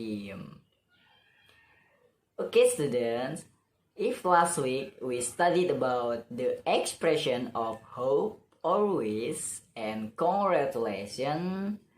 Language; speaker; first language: English; non-native, learner; Indonesian